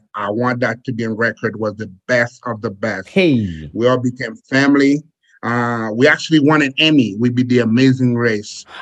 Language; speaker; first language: English; non-native, fluent; Haitian Creole